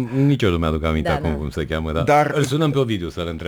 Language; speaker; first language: Romanian; native; Romanian